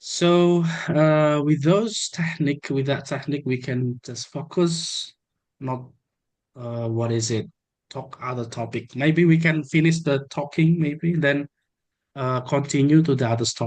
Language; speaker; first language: English; non-native, learner; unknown